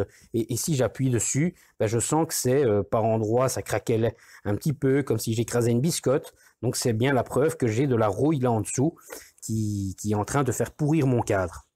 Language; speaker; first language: French; native; French